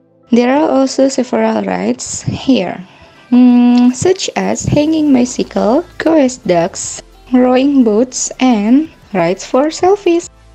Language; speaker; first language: English; non-native, learner; Indonesian